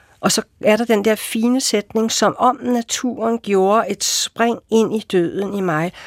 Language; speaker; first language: Danish; native; Danish